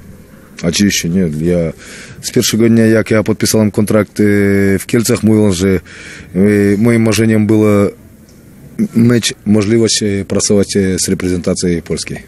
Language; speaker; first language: Polish; non-native, fluent; Russian